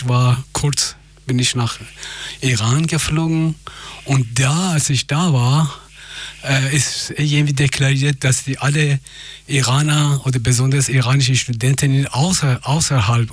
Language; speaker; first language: German; non-native, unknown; Persian